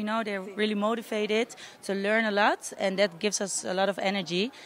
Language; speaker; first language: English; non-native, fluent; Dutch